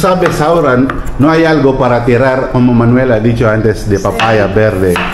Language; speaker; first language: Spanish; non-native, learner; Filipino